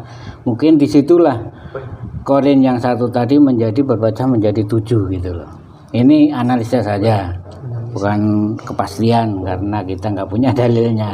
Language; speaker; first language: Indonesian; native; Indonesian